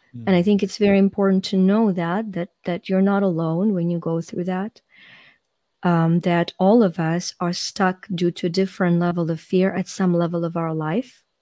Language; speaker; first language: English; non-native, fluent; Ukrainian